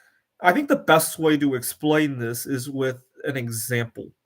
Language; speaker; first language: English; native; English